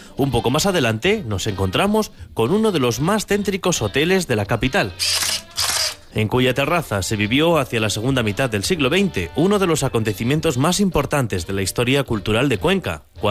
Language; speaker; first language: Spanish; native; Spanish